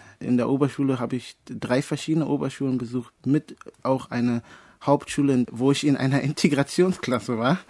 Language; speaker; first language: German; early bilingual, other home language; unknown